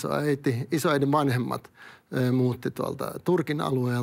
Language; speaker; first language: Finnish; early bilingual, other home language; Swedish